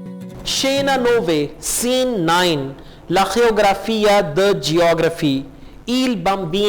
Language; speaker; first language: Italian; non-native, learner; Urdu